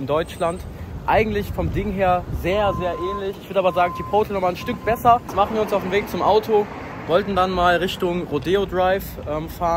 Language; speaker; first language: German; native; German